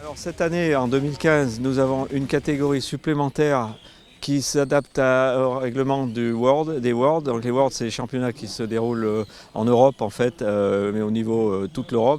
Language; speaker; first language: French; native; French